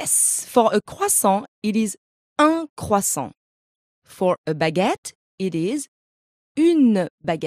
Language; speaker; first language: English; non-native, fluent; French